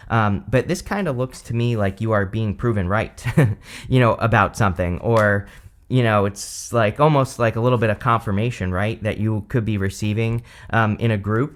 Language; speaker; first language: English; native; English